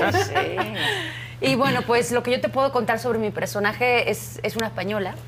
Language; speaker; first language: Spanish; native; Spanish